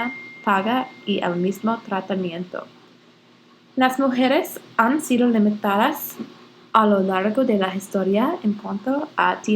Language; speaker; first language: Spanish; non-native, learner; English